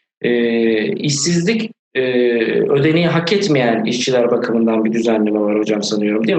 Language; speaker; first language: Turkish; native; Turkish